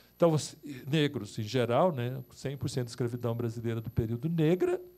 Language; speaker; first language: Portuguese; native; Portuguese